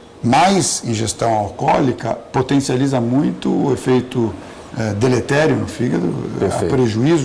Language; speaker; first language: Portuguese; native; Portuguese